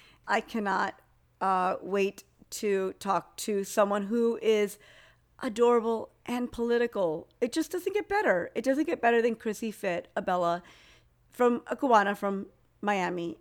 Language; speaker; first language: English; early bilingual, other home language; Spanish